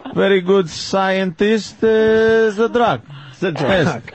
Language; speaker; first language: English; native; English